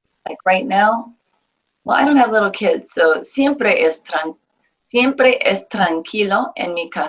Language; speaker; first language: Spanish; non-native, fluent; English